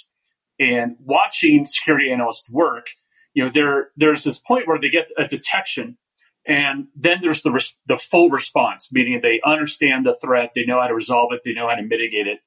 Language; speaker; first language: English; native; English